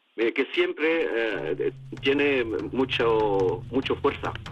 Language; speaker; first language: Spanish; non-native, fluent; Basque